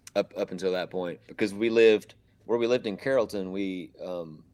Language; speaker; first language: English; native; English